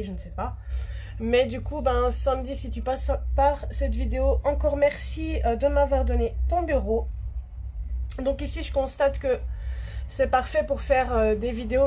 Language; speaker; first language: French; native; French